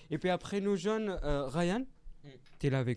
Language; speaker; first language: French; native; French